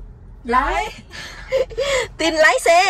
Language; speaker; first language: Vietnamese; native; Vietnamese